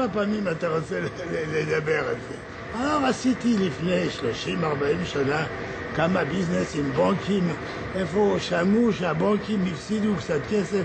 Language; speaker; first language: Hebrew; non-native, learner; French